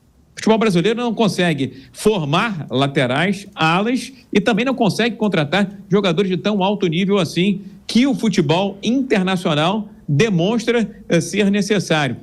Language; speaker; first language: Portuguese; native; Portuguese